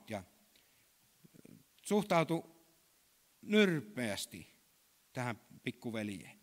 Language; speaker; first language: Finnish; native; Finnish